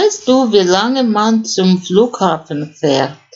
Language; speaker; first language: German; non-native, fluent; Russian